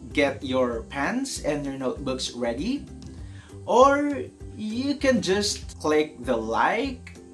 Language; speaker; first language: English; non-native, local second language; Iloko